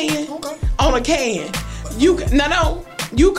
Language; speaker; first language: English; native; English